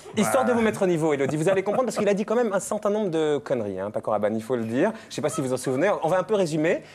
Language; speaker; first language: French; native; French